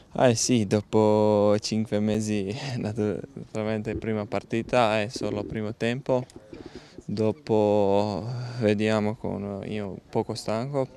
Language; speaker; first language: Italian; non-native, learner; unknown